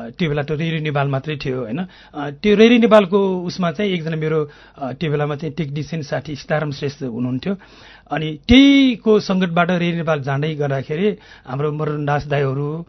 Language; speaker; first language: Nepali; non-native, local second language; Newari